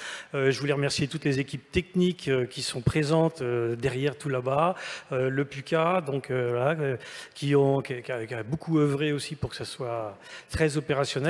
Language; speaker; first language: French; native; French